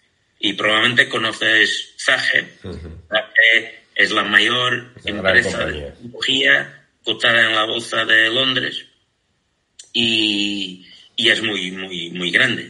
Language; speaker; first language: Spanish; non-native, fluent; Portuguese